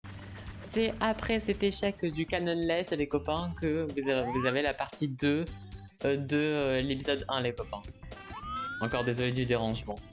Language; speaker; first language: French; native; French